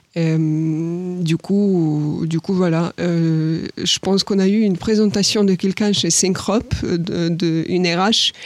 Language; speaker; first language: French; non-native, fluent; Ukrainian